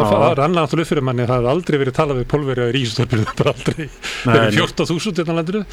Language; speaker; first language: Icelandic; native; Icelandic